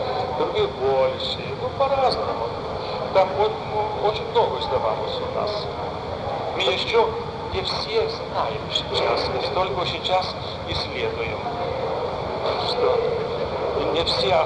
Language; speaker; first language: Russian; non-native, fluent; Lithuanian